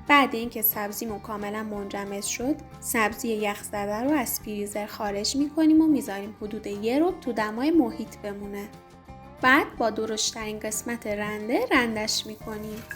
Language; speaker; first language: Persian; native; Persian